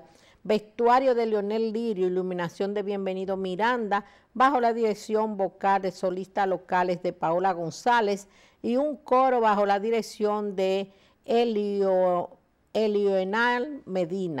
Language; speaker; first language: Spanish; native; Spanish